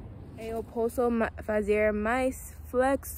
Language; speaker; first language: Portuguese; non-native, learner; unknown